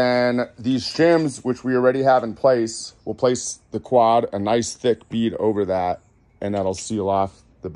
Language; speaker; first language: English; native; English